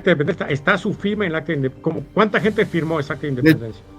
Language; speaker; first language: Spanish; native; Spanish